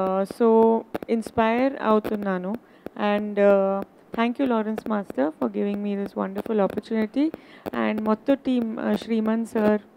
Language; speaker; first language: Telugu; non-native, learner; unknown